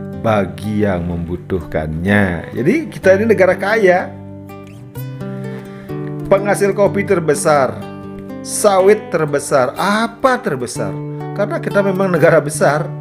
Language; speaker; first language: Indonesian; native; Indonesian